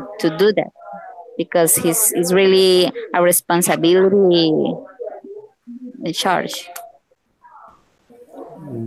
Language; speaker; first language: English; non-native, learner; Spanish